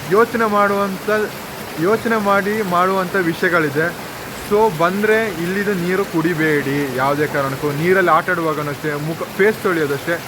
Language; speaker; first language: Kannada; non-native, local second language; Kodava